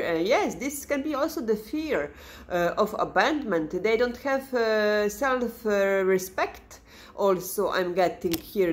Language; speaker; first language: English; non-native, fluent; Serbian